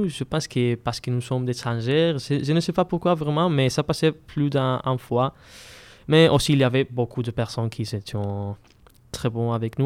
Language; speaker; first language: French; non-native, learner; Spanish